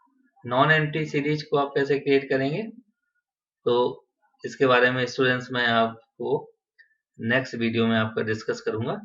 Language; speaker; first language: Hindi; native; Hindi